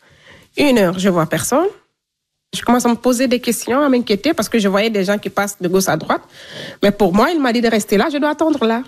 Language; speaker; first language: French; non-native, local second language; Fula